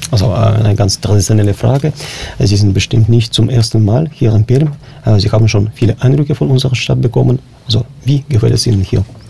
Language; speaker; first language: German; non-native, fluent; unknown